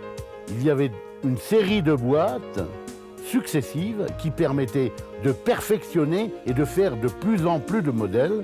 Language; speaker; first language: French; native; French